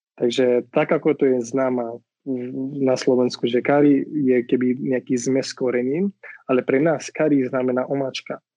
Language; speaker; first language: Slovak; non-native, fluent; Marathi